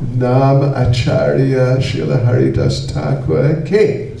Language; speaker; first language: Russian; non-native, learner; English